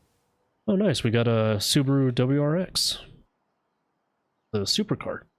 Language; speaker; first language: English; native; English